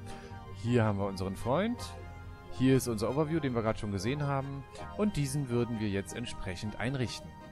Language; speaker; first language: German; native; German